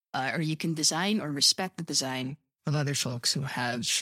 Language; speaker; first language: English; native; English